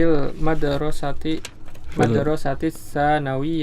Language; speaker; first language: Arabic; non-native, learner; Indonesian